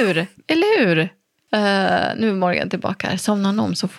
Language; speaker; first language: Swedish; native; Swedish